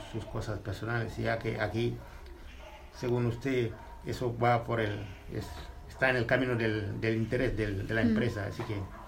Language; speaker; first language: Spanish; non-native, fluent; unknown